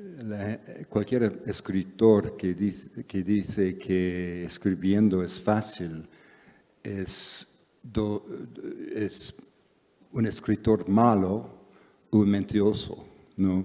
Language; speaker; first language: Spanish; non-native, fluent; English